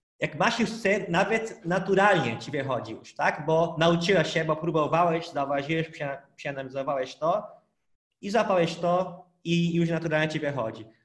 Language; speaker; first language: Polish; non-native, fluent; Portuguese